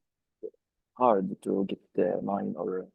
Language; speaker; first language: English; non-native, fluent; Arabic